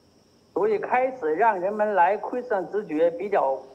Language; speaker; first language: Chinese; native; Chinese